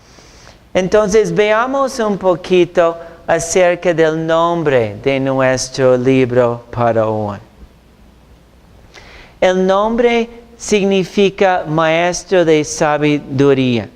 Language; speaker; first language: Spanish; non-native, fluent; English